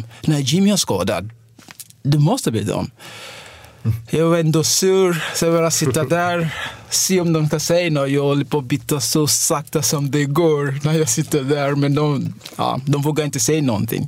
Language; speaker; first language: Swedish; non-native, fluent; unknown